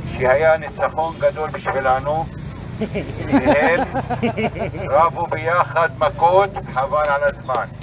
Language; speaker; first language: Hebrew; non-native, local second language; Arabic